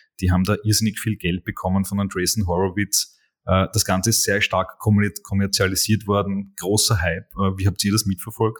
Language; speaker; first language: German; native; German